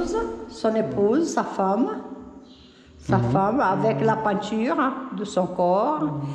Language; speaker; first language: French; non-native, fluent; Portuguese